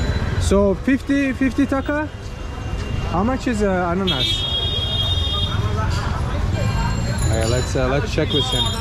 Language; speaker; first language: English; non-native, fluent; Azerbaijani